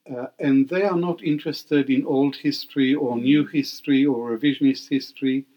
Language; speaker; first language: English; non-native, fluent; Hebrew